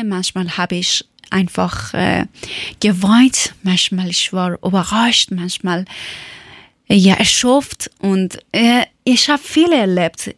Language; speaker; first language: German; non-native, learner; Persian